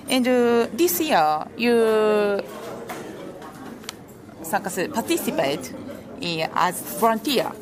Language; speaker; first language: English; non-native, learner; Japanese